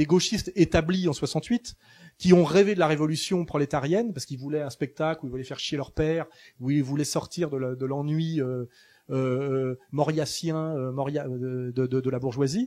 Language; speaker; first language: French; native; French